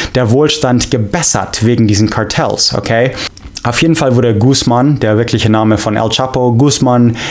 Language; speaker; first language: German; non-native, fluent; English